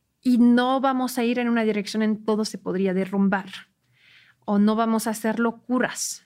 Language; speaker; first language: Spanish; non-native, fluent; French